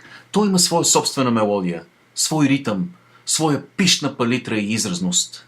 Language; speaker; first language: Bulgarian; native; Bulgarian